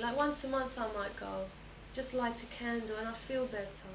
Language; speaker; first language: English; early bilingual, other home language; Greek